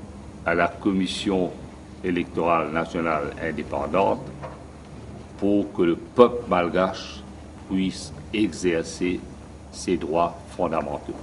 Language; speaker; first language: French; non-native, local second language; Morisyen